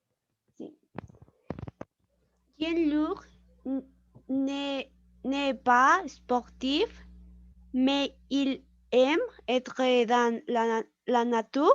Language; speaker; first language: French; non-native, learner; Spanish